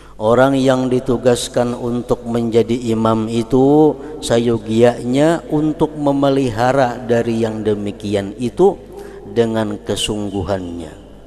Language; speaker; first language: Indonesian; non-native, local second language; Banjar